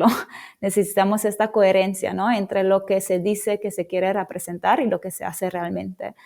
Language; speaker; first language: Spanish; non-native, fluent; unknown